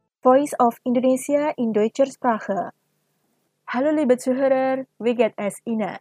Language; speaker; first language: German; non-native, fluent; Indonesian